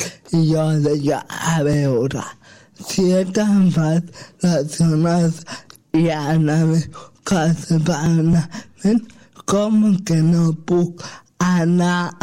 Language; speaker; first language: Catalan; non-native, local second language; Spanish